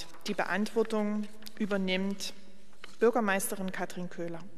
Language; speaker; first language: German; native; German